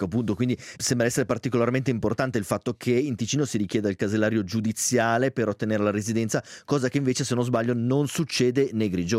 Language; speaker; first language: Italian; native; Italian